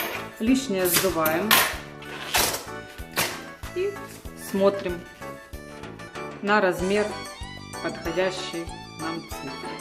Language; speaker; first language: Russian; native; Russian